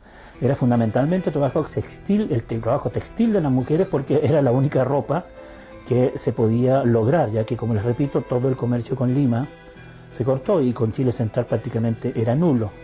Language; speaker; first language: Spanish; native; Spanish